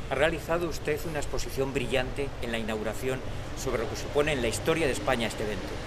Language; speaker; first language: Spanish; native; Spanish